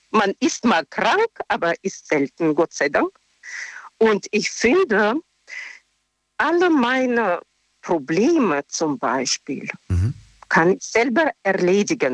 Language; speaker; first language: German; non-native, learner; Russian